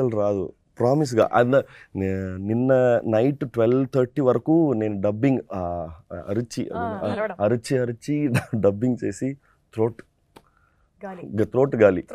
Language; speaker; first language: Telugu; non-native, fluent; Tamil